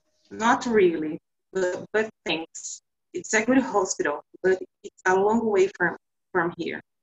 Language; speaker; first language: English; non-native, learner; Portuguese